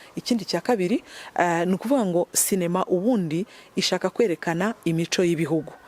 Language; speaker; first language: Kinyarwanda; native; Kinyarwanda